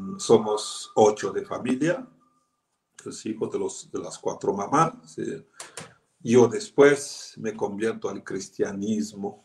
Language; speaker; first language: Spanish; non-native, fluent; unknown